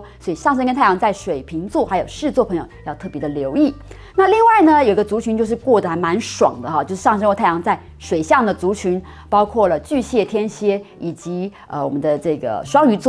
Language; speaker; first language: Chinese; native; Chinese